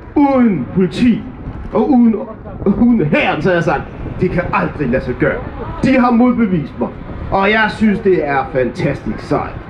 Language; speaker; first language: Danish; early bilingual, other home language; Arabic